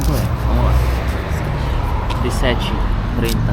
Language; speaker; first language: Portuguese; non-native, learner; Indonesian